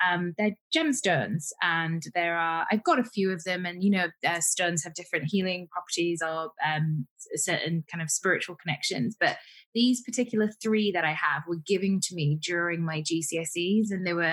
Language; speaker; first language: English; native; English